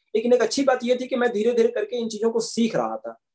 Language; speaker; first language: Hindi; native; Hindi